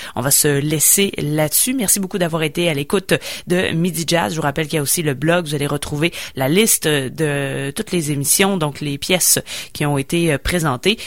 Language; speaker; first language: French; native; French